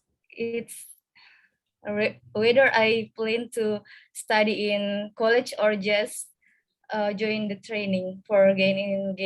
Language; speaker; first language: English; non-native, fluent; Indonesian